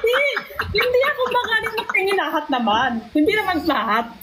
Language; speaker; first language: Filipino; non-native, learner; Chinese